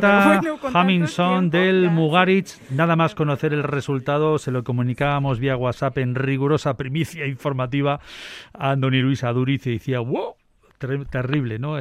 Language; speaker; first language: Spanish; native; Spanish